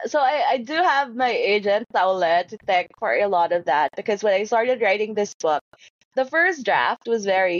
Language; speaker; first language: English; non-native, local second language; Hiligaynon